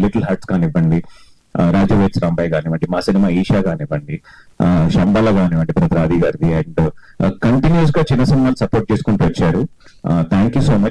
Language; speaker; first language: Telugu; native; Telugu